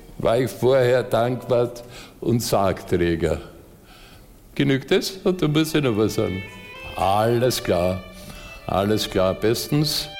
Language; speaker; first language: German; native; German